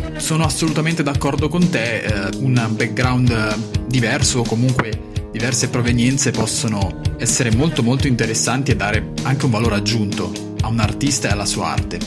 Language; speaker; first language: Italian; native; Italian